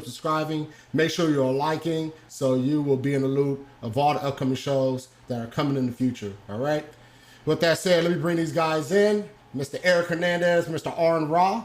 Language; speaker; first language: English; native; English